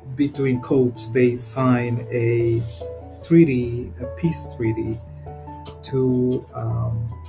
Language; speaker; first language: English; non-native, fluent; Spanish